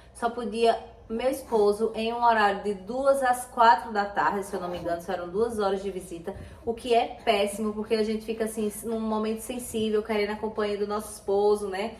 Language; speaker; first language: Portuguese; native; Portuguese